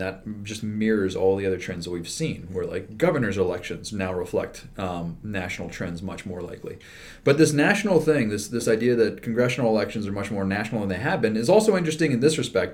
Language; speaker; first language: English; native; English